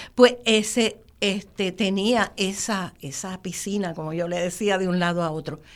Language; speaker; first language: Spanish; native; Spanish